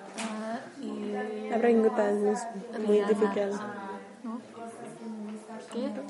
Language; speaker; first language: Spanish; non-native, learner; English